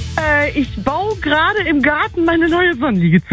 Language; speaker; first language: German; native; German